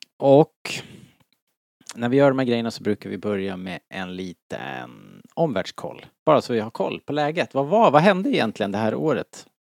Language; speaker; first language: Swedish; native; Swedish